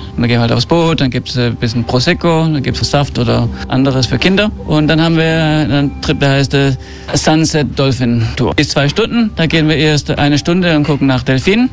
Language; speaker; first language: German; early bilingual, heritage; German